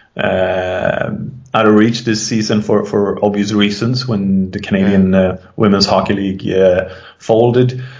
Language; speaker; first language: English; non-native, fluent; Swedish